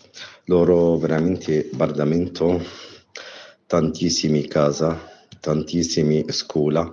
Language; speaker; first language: Italian; non-native, learner; Arabic